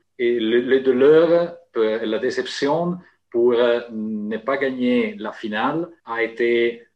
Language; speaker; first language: French; non-native, fluent; Italian